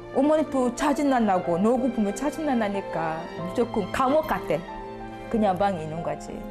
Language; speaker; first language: Korean; non-native, learner; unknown